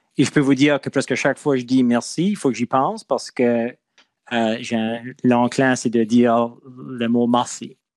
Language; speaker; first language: French; non-native, local second language; English